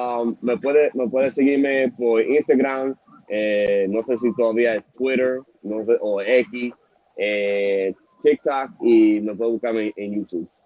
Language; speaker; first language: Spanish; early bilingual, heritage; Spanish